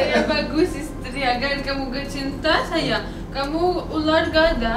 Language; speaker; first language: Indonesian; non-native, learner; Russian